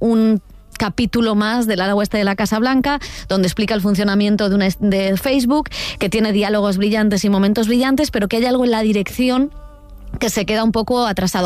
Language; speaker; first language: Spanish; native; Spanish